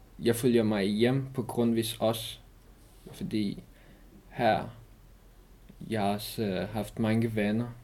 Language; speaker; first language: Danish; non-native, learner; Persian